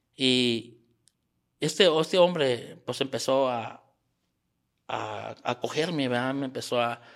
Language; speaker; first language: Spanish; native; Spanish